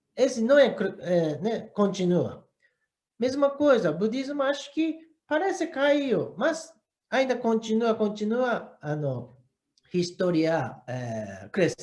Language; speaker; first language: Portuguese; non-native, learner; Japanese